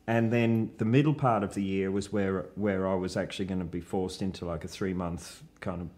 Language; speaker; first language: English; native; English